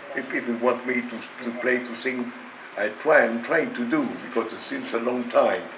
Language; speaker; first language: English; non-native, fluent; Vietnamese